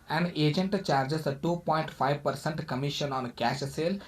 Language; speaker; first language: English; non-native, local second language; Kannada